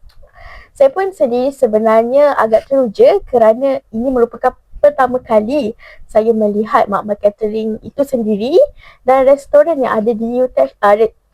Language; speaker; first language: Malay; native; Malay